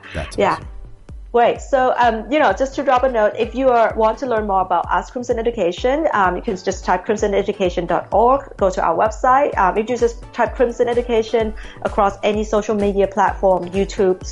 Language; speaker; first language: English; non-native, fluent; Thai